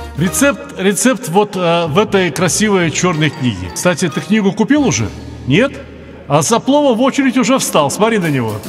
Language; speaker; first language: Russian; native; Russian